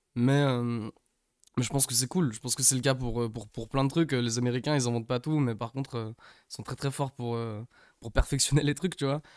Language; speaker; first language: French; non-native, fluent; English